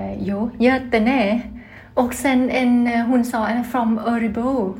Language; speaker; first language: Swedish; non-native, learner; Thai